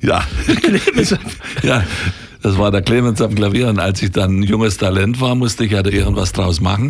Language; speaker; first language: German; native; German